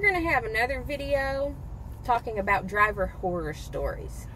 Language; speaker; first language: English; native; English